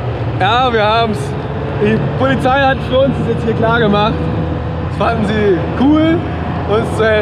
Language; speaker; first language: German; native; German